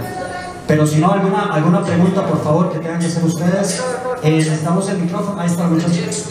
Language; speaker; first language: Spanish; native; Spanish